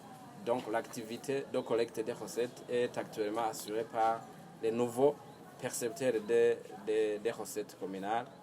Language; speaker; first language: French; non-native, local second language; Rundi